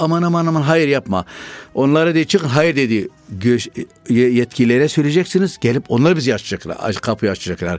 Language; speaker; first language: Turkish; non-native, fluent; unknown